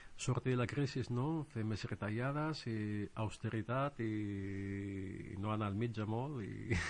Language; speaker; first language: Catalan; non-native, fluent; Arabic